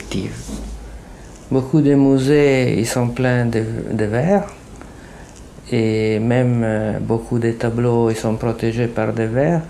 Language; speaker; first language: French; non-native, fluent; Italian